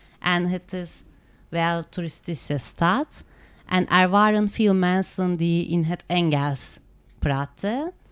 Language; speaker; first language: Dutch; non-native, learner; Turkish